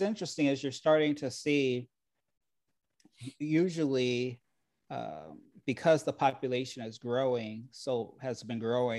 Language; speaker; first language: English; native; English